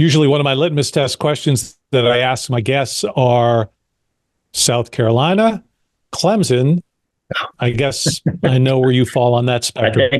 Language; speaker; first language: English; native; English